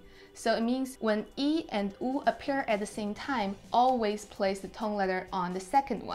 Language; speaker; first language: English; non-native, fluent; Chinese